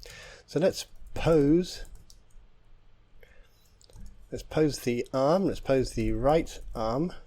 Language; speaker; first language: English; native; English